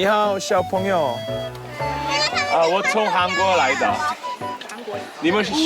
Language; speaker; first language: Chinese; non-native, learner; Korean